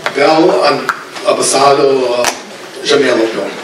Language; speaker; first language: Lithuanian; early bilingual, other home language; English